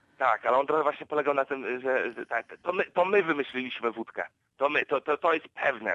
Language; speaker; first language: Polish; native; Polish